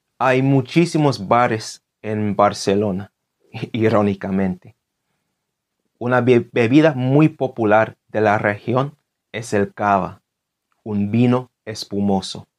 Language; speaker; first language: Spanish; non-native, fluent; English